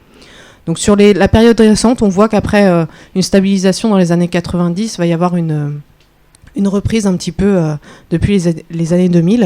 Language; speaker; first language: French; native; French